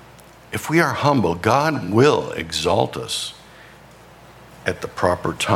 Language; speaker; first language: English; native; English